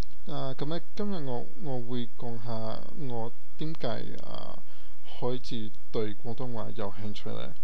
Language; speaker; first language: Cantonese; non-native, learner; Portuguese